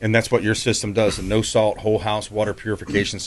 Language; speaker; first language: English; native; English